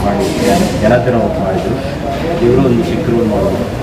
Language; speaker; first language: Kannada; non-native, fluent; Telugu